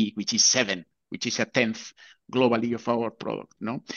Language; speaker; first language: English; non-native, fluent; Spanish